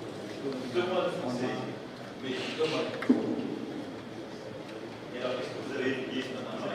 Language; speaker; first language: French; native; French